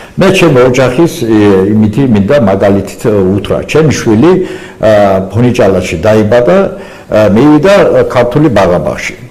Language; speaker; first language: Georgian; non-native, local second language; Azerbaijani